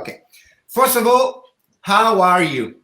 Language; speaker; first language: English; non-native, learner; Italian